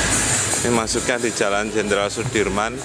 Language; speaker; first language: Indonesian; native; Indonesian